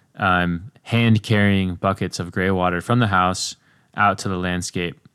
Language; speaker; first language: English; native; English